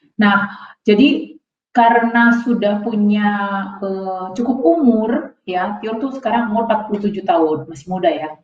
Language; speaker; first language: Indonesian; native; Indonesian